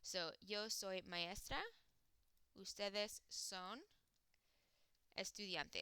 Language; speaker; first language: Spanish; non-native, fluent; English